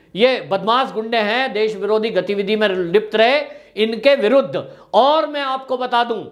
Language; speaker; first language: Hindi; native; Hindi